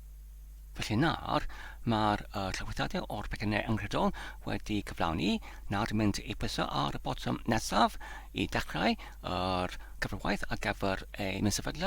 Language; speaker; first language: Welsh; non-native, fluent; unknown